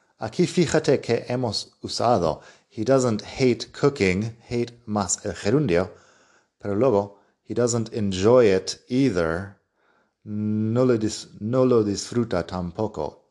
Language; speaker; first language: Spanish; non-native, fluent; English